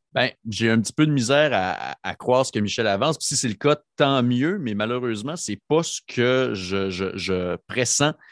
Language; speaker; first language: French; native; French